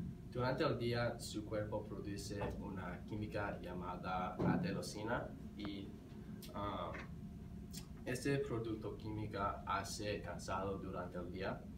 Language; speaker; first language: Spanish; non-native, learner; English